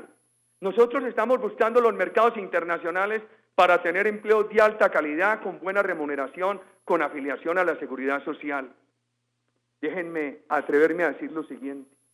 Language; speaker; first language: Spanish; native; Spanish